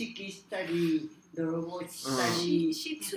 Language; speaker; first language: Japanese; non-native, learner; Spanish